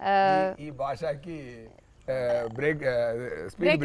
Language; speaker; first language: Telugu; non-native, learner; Tamil